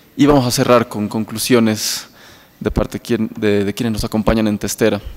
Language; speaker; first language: Spanish; native; Spanish